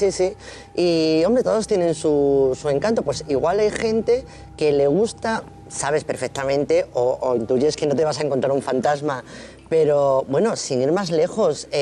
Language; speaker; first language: Spanish; native; Spanish